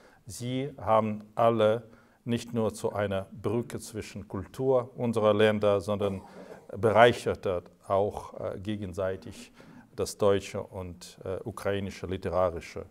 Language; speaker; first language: German; non-native, fluent; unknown